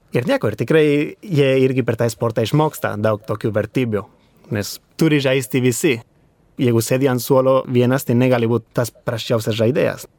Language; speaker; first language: Lithuanian; non-native, fluent; Spanish